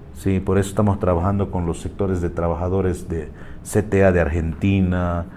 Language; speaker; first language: Spanish; native; Spanish